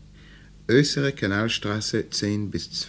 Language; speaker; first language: German; non-native, learner; English